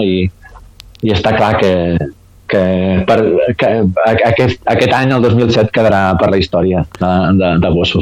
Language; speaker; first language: Catalan; native; Catalan